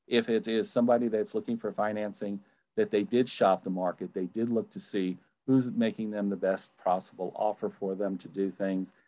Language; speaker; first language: English; native; English